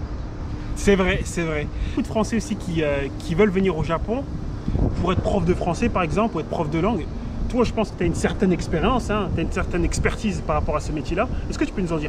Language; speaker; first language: French; native; French